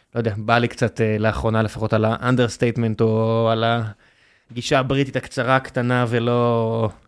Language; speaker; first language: Hebrew; native; Hebrew